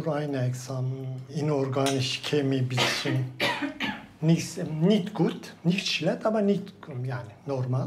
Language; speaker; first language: German; non-native, learner; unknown